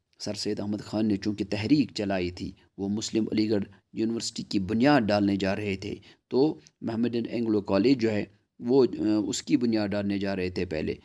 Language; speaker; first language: Urdu; non-native, local second language; Kashmiri